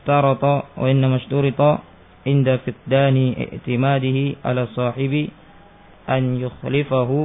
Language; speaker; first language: Arabic; non-native, fluent; Indonesian